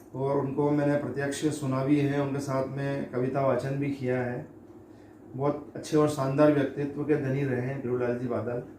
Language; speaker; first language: Hindi; native; Hindi